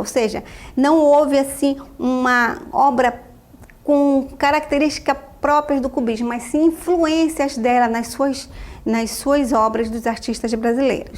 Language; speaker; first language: Portuguese; native; Portuguese